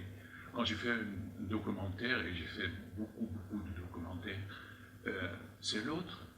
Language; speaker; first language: French; non-native, fluent; Dutch